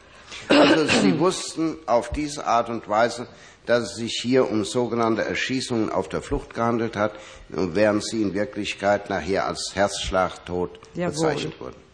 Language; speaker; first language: German; native; German